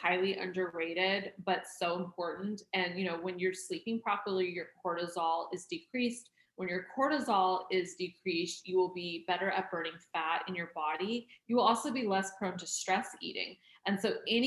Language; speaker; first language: English; native; English